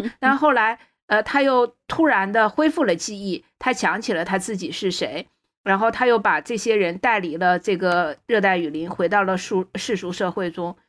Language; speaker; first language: Chinese; native; Chinese